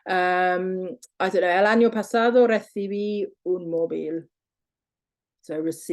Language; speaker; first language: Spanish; non-native, fluent; English